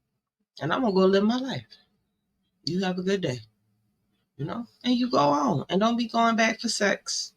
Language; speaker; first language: English; native; English